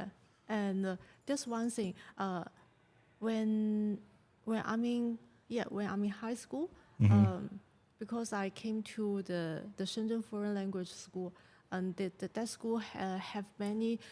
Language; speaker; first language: English; non-native, learner; Chinese